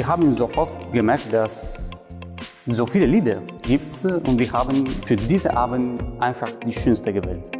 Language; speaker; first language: German; non-native, fluent; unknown